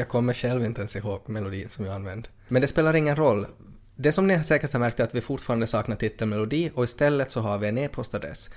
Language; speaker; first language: Swedish; native; Swedish